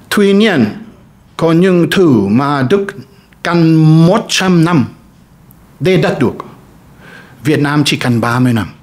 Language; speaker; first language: Vietnamese; non-native, fluent; German